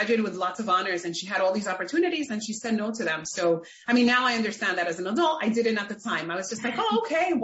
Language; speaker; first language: English; native; English